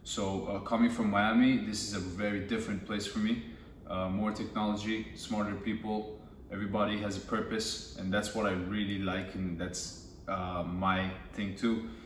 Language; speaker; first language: English; non-native, fluent; Turkish